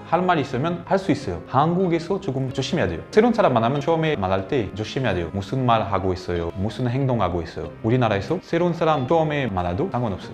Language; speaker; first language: Korean; non-native, learner; French